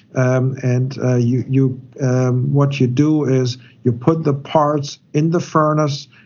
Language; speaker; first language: English; non-native, fluent; German